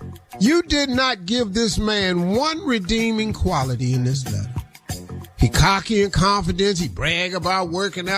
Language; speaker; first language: English; native; English